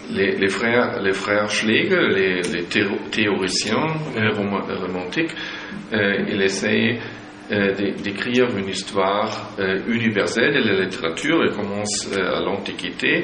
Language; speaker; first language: French; non-native, fluent; German